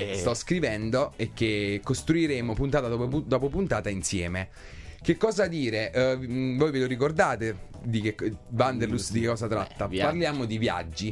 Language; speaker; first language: Italian; native; Italian